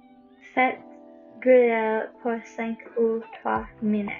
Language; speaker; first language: French; non-native, learner; English